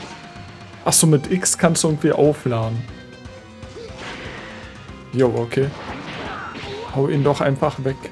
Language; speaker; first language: German; native; German